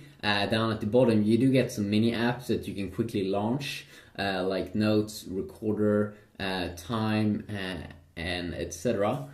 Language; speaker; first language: English; non-native, fluent; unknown